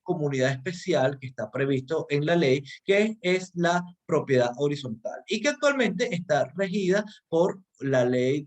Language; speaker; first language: Spanish; native; Spanish